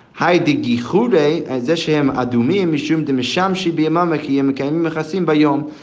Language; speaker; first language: Hebrew; non-native, fluent; English